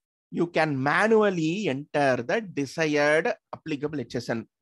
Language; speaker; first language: English; non-native, local second language; Tamil